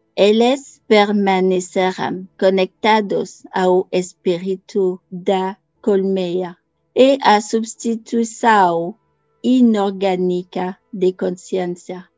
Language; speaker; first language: Portuguese; non-native, learner; French